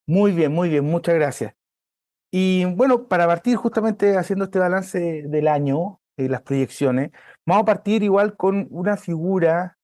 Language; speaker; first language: Spanish; native; Spanish